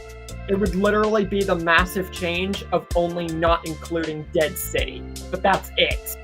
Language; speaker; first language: English; native; English